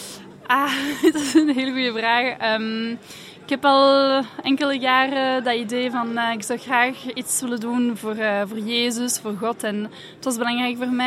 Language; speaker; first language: Dutch; non-native, fluent; French